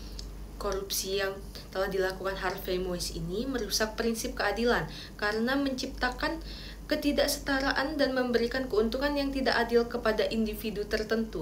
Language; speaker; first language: Indonesian; native; Indonesian